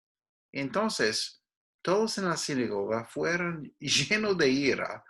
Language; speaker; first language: Spanish; non-native, fluent; English